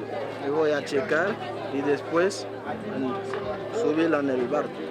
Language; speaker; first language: Spanish; non-native, learner; Haitian Creole